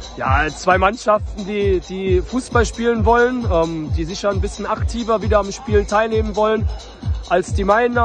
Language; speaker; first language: German; native; German